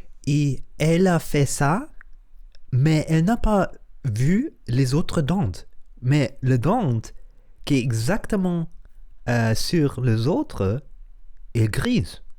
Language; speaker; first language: French; non-native, learner; Spanish